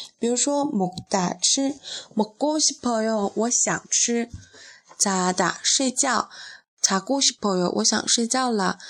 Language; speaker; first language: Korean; non-native, fluent; Chinese